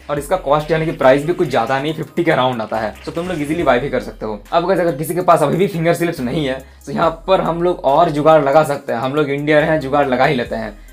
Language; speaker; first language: Hindi; native; Hindi